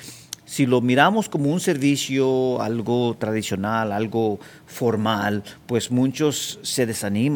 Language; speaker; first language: Spanish; early bilingual, heritage; Spanish